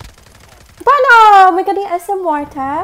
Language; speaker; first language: Spanish; non-native, learner; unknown